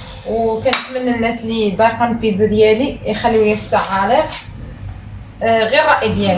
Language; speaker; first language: Arabic; native; Arabic